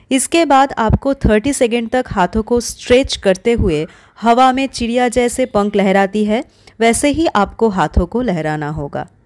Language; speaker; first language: Hindi; native; Hindi